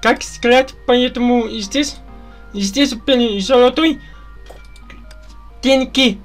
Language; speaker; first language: Russian; non-native, learner; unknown